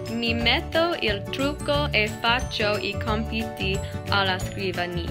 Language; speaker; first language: Italian; non-native, learner; English